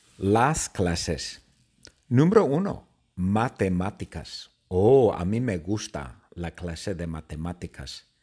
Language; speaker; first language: Spanish; non-native, fluent; English